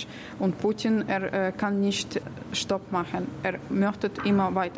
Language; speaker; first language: German; non-native, learner; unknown